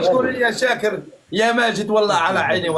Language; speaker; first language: Arabic; native; Arabic